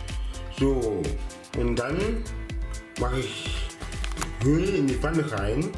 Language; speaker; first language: German; non-native, learner; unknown